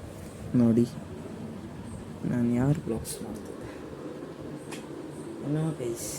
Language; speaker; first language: Kannada; native; Kannada